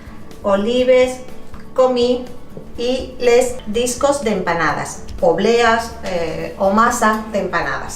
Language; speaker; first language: Catalan; non-native, fluent; Spanish